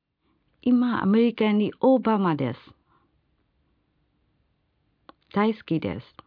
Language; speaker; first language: Japanese; non-native, learner; Burmese